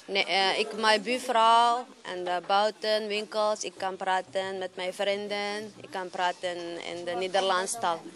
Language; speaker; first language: Dutch; non-native, learner; Uyghur